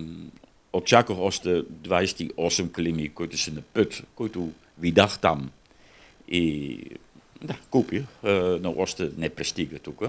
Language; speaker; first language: Bulgarian; non-native, learner; Dutch